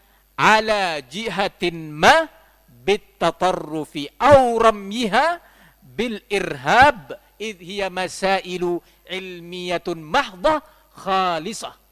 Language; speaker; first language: Arabic; non-native, fluent; Indonesian